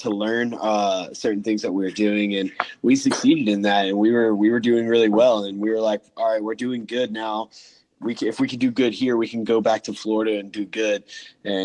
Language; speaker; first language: English; native; English